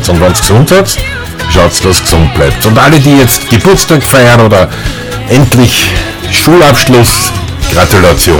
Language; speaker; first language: German; native; German